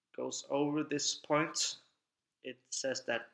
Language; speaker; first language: English; non-native, fluent; Norwegian